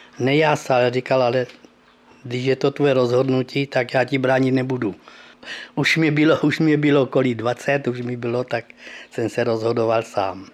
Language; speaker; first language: Czech; early bilingual, heritage; Czech